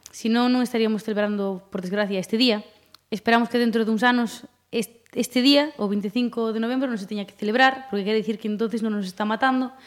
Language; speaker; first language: Galician; native; Galician